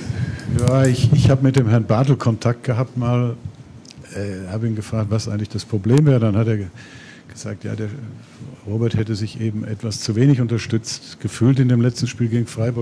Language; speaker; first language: German; native; German